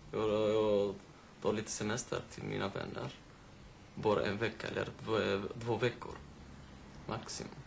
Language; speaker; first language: Swedish; non-native, learner; Arabic